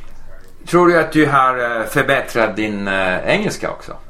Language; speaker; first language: Swedish; non-native, fluent; English